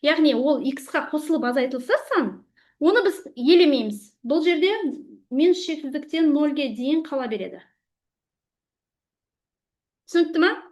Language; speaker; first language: Kazakh; native; Kazakh